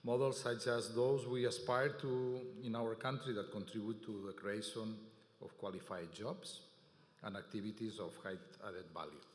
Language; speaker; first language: English; non-native, fluent; Catalan